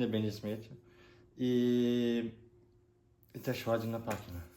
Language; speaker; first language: Polish; non-native, learner; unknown